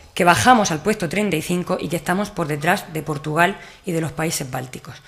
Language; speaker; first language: Spanish; native; Spanish